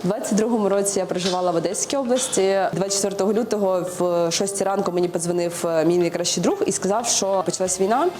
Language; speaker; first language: Ukrainian; early bilingual, other home language; Uzbek